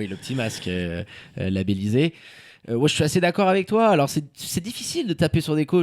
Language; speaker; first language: French; native; French